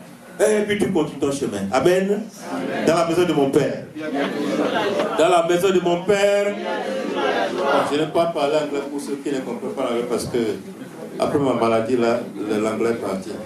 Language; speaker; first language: French; native; French